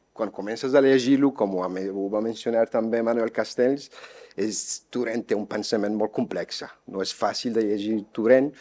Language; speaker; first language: Catalan; non-native, fluent; Persian